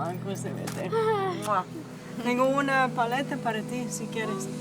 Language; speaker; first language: Spanish; non-native, learner; English